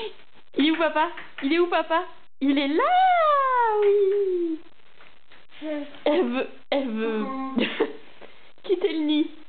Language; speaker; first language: French; native; French